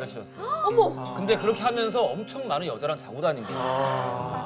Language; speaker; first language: Korean; native; Korean